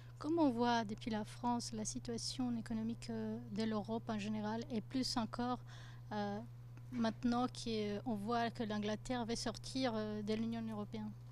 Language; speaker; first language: French; non-native, fluent; Spanish